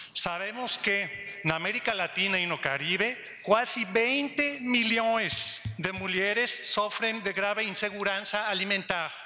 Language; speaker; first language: Portuguese; non-native, learner; Spanish